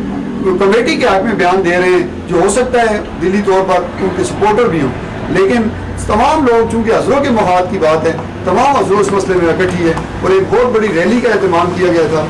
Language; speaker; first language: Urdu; non-native, local second language; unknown